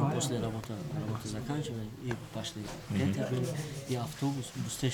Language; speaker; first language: Russian; non-native, local second language; Tajik